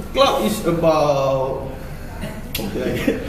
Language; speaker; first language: English; non-native, local second language; Malay